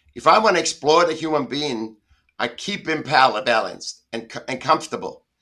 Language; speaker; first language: English; non-native, fluent; German